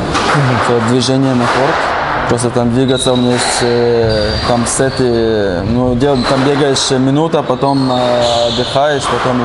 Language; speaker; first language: Russian; early bilingual, heritage; Russian